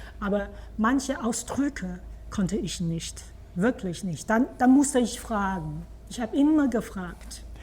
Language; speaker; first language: German; non-native, fluent; Chinese